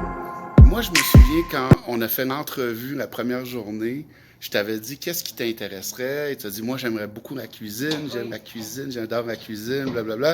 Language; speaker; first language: French; native; French